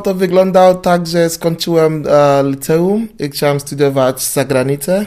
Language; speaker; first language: Polish; non-native, learner; English